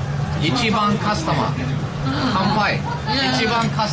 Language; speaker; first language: Japanese; non-native, learner; English